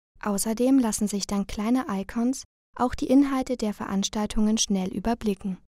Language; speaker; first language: German; native; German